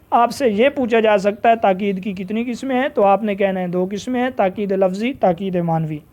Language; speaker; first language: Urdu; non-native, local second language; Punjabi